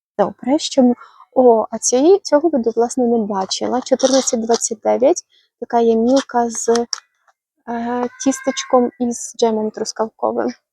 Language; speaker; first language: Ukrainian; native; Ukrainian